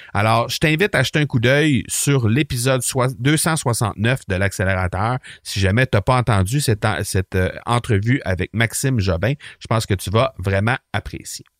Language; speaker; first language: French; native; French